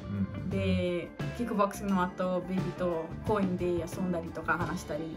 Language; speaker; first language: Japanese; non-native, learner; Portuguese